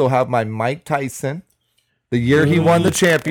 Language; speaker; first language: English; native; English